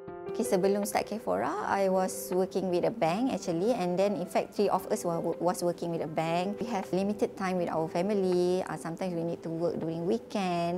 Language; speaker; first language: English; non-native, local second language; Malay